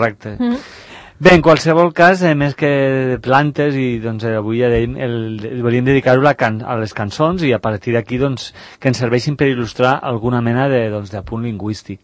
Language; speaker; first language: Catalan; native; Catalan